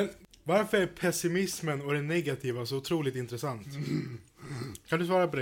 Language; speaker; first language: Swedish; native; Swedish